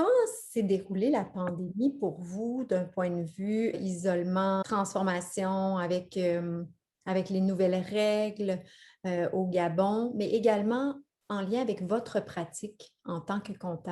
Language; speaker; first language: French; native; French